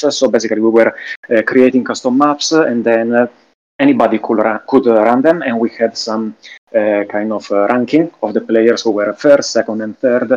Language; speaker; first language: English; non-native, fluent; Italian